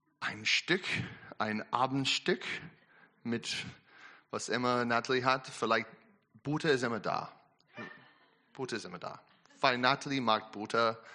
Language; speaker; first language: German; non-native, learner; English